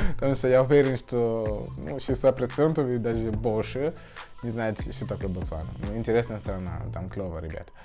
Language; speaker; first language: Russian; non-native, fluent; Tswana